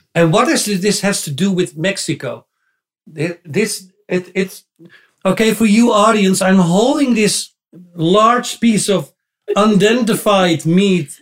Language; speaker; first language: English; non-native, fluent; Dutch